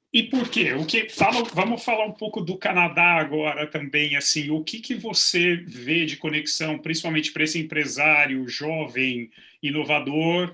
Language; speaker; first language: Portuguese; native; Portuguese